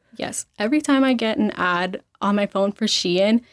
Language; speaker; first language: English; early bilingual, other home language; Spanish